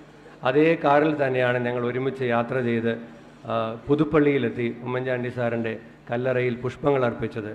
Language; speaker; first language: Malayalam; native; Malayalam